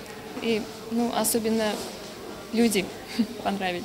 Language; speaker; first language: Russian; non-native, fluent; Armenian